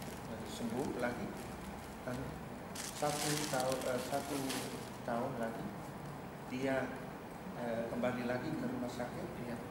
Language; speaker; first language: Indonesian; early bilingual, heritage; Dutch